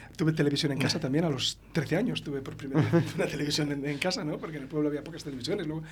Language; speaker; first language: Spanish; native; Spanish